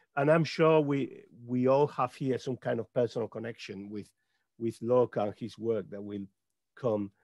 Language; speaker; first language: English; non-native, fluent; Spanish